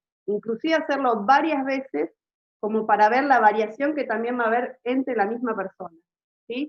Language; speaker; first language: Spanish; native; Spanish